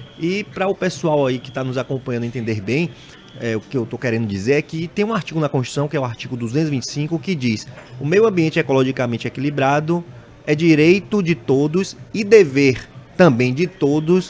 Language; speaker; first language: Portuguese; native; Portuguese